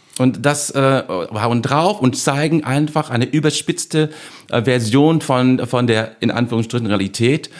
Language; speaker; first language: German; non-native, fluent; English